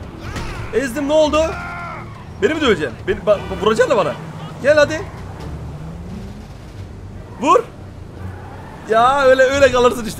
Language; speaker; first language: Turkish; native; Turkish